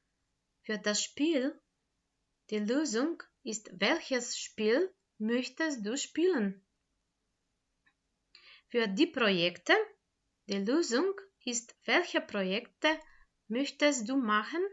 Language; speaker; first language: German; non-native, fluent; Macedonian